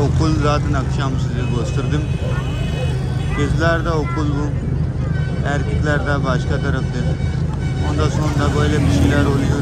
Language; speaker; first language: Turkish; non-native, learner; Punjabi